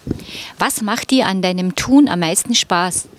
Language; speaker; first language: German; native; German